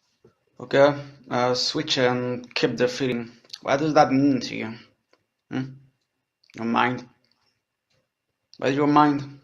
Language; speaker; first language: English; non-native, learner; French